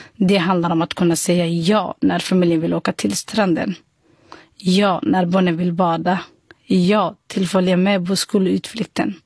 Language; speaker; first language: Swedish; non-native, fluent; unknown